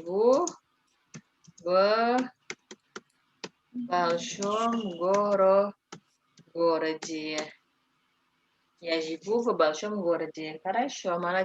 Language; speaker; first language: Russian; non-native, fluent; Indonesian